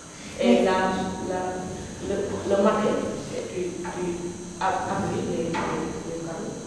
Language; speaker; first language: French; non-native, learner; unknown